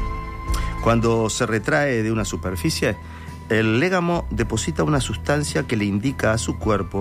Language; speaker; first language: Spanish; native; Spanish